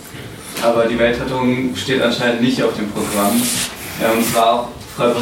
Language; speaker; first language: German; native; German